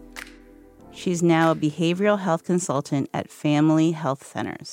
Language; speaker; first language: English; early bilingual, other home language; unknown